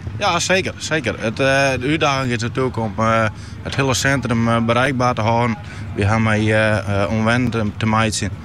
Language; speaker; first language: Dutch; non-native, local second language; Western Frisian